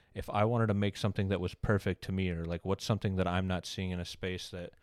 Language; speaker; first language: English; native; English